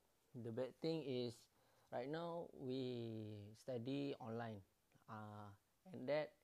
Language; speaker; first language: English; non-native, learner; Malay